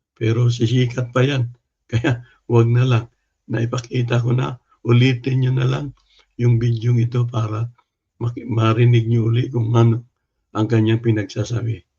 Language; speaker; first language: Filipino; non-native, local second language; Cebuano